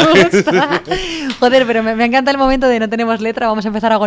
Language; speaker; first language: Spanish; native; Spanish